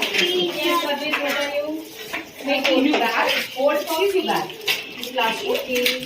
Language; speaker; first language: English; non-native, local second language; Hindi